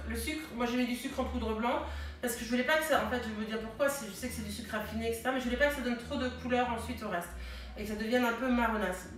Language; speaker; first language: French; early bilingual, heritage; French